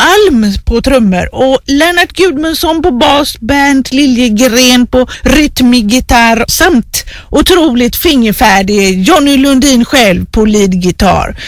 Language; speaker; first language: Swedish; native; Swedish